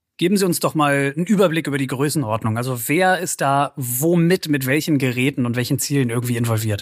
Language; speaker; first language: German; native; German